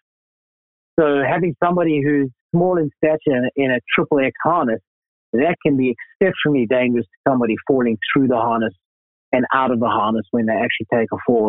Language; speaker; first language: English; native; English